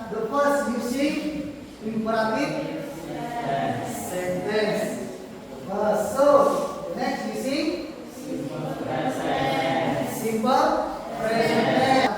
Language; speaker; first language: English; non-native, learner; Indonesian